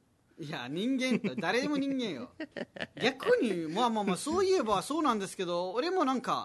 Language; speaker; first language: Japanese; non-native, fluent; Nepali